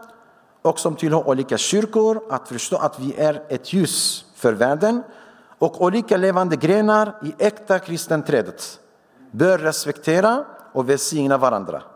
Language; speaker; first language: Swedish; non-native, fluent; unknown